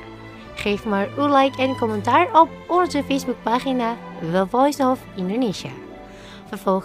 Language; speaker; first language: Dutch; non-native, learner; Indonesian